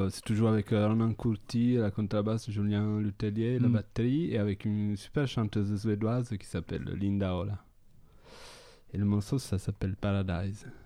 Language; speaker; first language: French; non-native, fluent; Italian